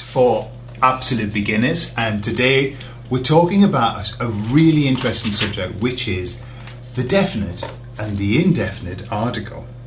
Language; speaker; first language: English; native; English